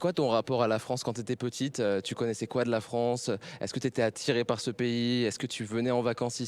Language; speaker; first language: French; native; French